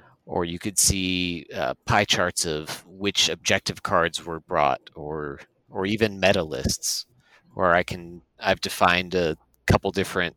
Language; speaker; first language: English; native; English